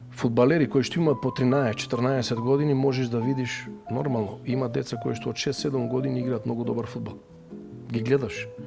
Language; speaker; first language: Macedonian; native; Macedonian